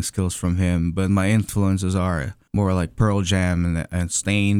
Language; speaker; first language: English; non-native, local second language; Filipino